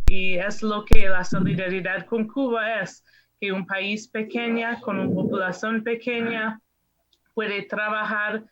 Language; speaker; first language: Spanish; non-native, fluent; English